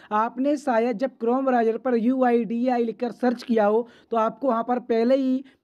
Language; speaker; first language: Hindi; native; Hindi